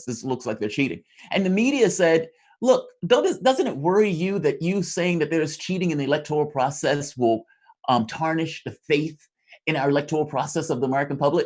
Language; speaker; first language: English; native; English